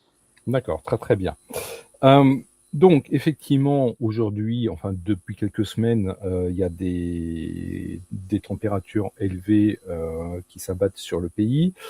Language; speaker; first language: French; native; French